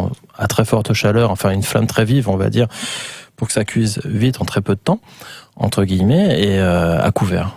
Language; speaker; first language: French; native; French